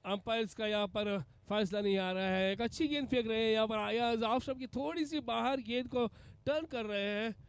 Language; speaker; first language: Hindi; non-native, local second language; Kannada